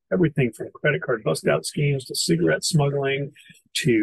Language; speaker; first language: English; native; English